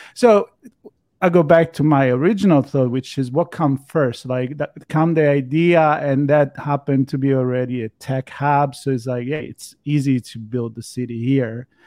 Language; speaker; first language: English; non-native, fluent; Italian